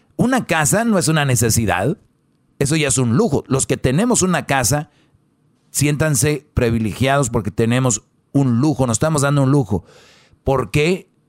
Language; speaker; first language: Spanish; native; Spanish